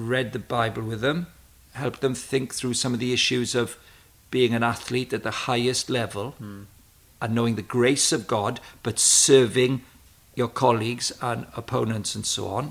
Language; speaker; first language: English; native; English